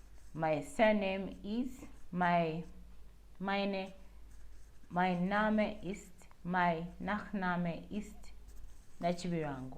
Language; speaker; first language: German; non-native, learner; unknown